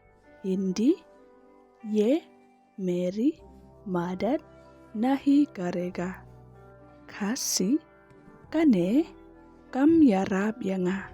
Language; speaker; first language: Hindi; non-native, local second language; Khasi